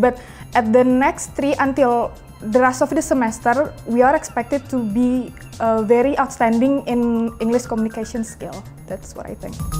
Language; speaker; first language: English; non-native, fluent; Indonesian